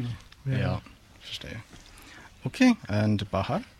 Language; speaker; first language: German; non-native, learner; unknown